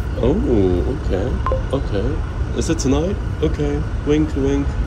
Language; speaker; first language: English; non-native, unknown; Korean